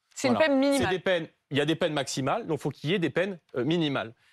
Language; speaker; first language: French; native; French